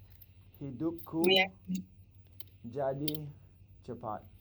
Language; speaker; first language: Indonesian; non-native, learner; English